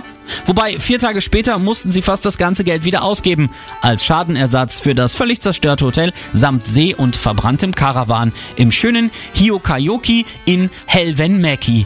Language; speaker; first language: German; native; German